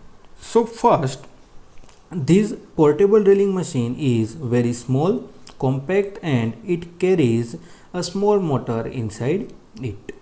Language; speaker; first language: English; non-native, local second language; Gujarati